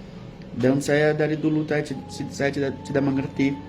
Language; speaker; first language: Indonesian; non-native, learner; Portuguese